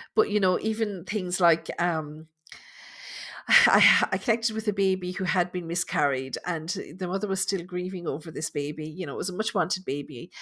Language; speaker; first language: English; native; English